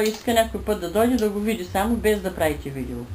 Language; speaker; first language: Bulgarian; native; Bulgarian